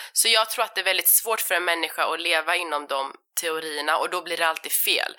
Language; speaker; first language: Swedish; early bilingual, other home language; Persian